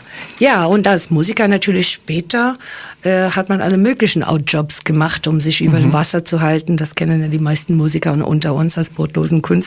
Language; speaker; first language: German; non-native, fluent; English